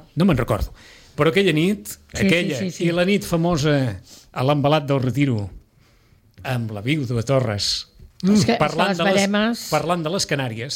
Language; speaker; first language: Catalan; native; Catalan